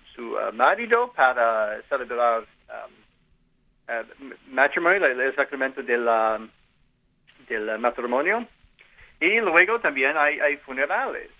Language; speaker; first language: Spanish; non-native, learner; English